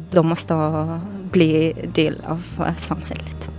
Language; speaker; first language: Swedish; non-native, learner; Arabic